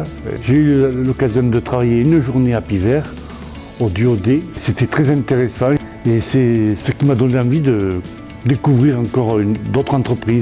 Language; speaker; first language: French; native; French